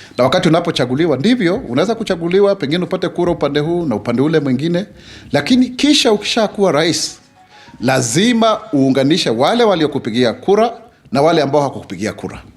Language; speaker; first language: Swahili; non-native, local second language; Kikuyu